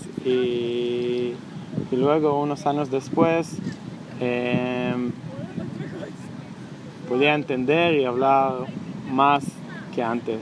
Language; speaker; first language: Spanish; non-native, learner; Hebrew